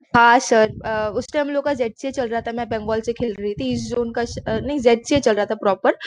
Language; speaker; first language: Hindi; non-native, local second language; Bangla